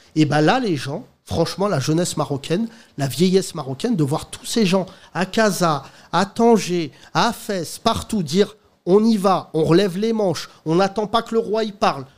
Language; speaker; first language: French; native; French